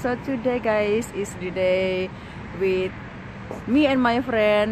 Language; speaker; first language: English; non-native, learner; Indonesian